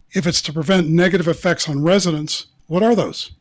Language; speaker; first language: English; native; English